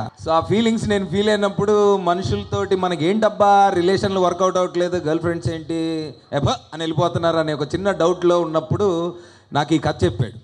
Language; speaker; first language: Telugu; native; Telugu